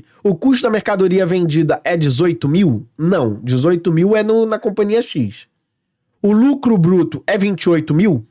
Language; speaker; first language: Portuguese; native; Portuguese